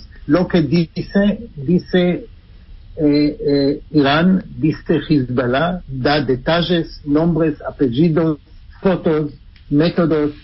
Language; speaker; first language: Spanish; non-native, fluent; Hebrew